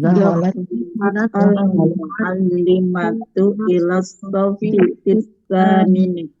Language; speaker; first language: Arabic; non-native, learner; Indonesian